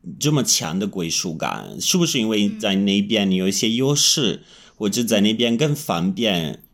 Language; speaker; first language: Chinese; non-native, fluent; Italian